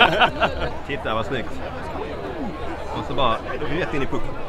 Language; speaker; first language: Swedish; native; Swedish